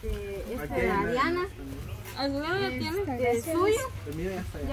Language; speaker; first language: Spanish; native; Spanish